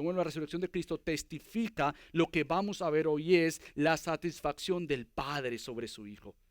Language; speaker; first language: Spanish; native; Spanish